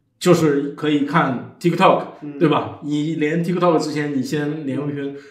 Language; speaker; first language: Chinese; native; Chinese